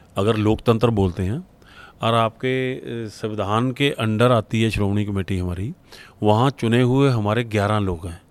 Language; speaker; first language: Hindi; non-native, local second language; Punjabi